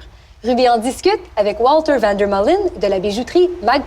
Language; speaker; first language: French; native; French